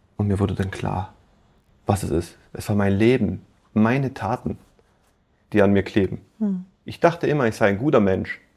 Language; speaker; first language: German; native; German